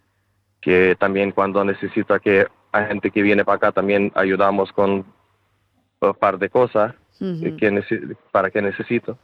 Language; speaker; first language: Spanish; non-native, learner; Ukrainian